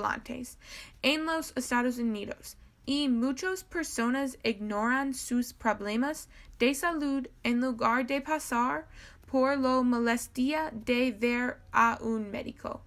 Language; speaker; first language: Spanish; non-native, learner; English